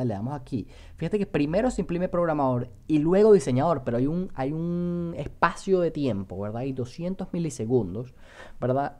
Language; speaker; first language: Spanish; native; Spanish